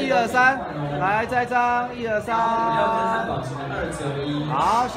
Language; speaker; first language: Chinese; native; Chinese